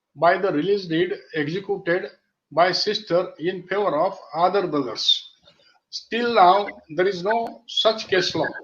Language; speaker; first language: English; non-native, local second language; Marathi